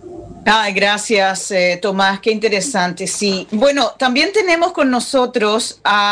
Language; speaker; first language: Spanish; native; Spanish